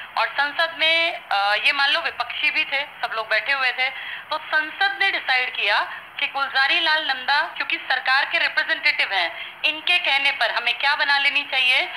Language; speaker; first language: Hindi; native; Hindi